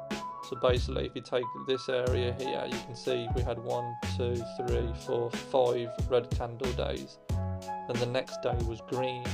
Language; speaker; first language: English; native; English